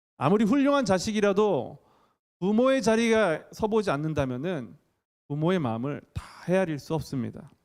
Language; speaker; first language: Korean; native; Korean